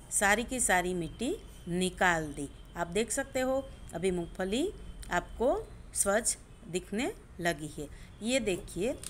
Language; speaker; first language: Hindi; non-native, local second language; Gujarati